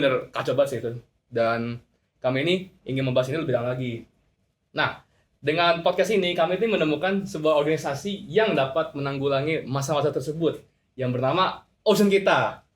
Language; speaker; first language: Indonesian; native; Indonesian